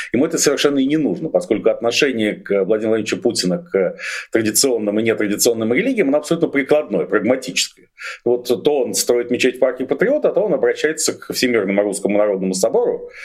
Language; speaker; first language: Russian; native; Russian